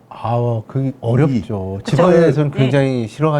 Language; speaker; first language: Korean; native; Korean